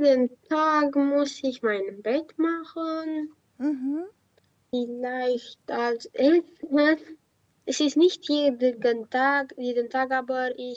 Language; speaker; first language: German; non-native, learner; Romanian